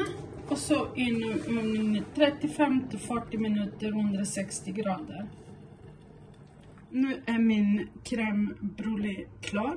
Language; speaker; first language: Swedish; non-native, fluent; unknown